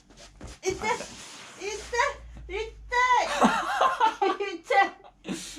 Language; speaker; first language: Japanese; native; Japanese